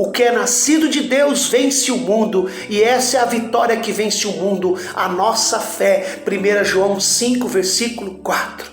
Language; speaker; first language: Portuguese; native; Portuguese